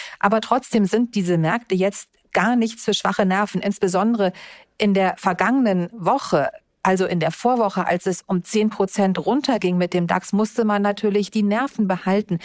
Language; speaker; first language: German; native; German